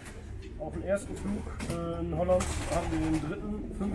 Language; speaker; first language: German; native; German